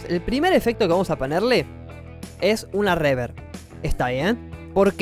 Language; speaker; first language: Spanish; native; Spanish